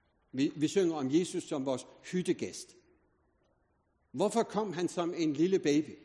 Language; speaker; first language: Danish; native; Danish